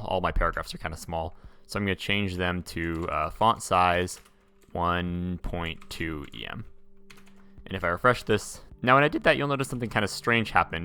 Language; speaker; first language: English; native; English